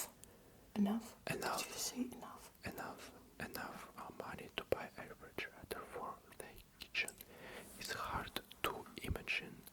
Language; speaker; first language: English; non-native, learner; Russian